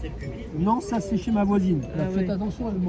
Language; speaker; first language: French; native; French